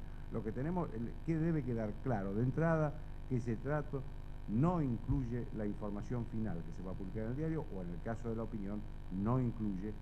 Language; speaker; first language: Spanish; native; Spanish